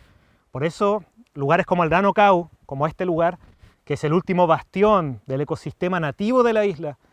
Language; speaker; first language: Spanish; native; Spanish